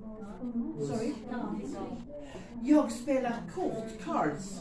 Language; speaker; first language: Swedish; non-native, learner; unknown